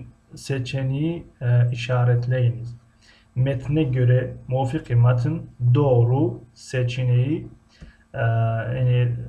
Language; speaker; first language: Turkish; non-native, fluent; Tajik